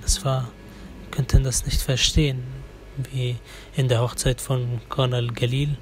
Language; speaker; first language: German; non-native, fluent; Arabic